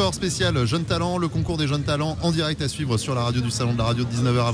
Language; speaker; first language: French; native; French